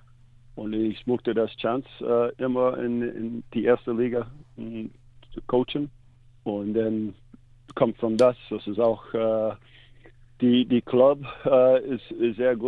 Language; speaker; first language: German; non-native, learner; English